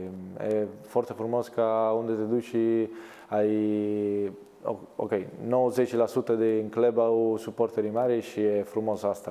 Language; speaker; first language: Romanian; non-native, learner; Italian